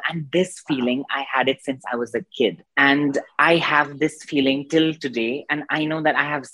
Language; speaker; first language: English; non-native, local second language; Nepali